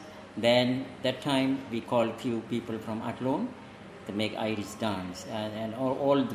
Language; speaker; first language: English; non-native, local second language; Tamil